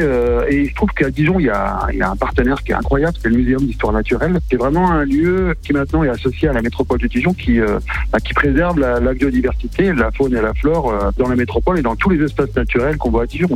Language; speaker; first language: French; native; French